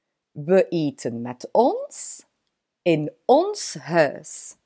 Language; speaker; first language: Dutch; non-native, local second language; French